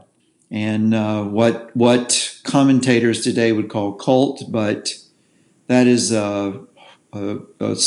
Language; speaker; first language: English; native; English